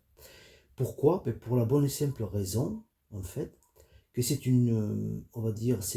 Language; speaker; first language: French; native; French